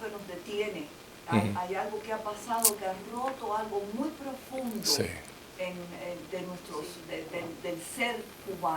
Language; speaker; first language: Spanish; native; Spanish